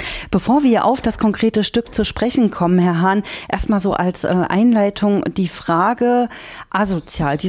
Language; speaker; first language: German; native; German